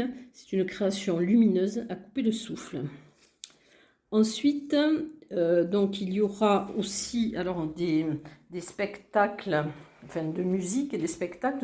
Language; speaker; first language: French; native; French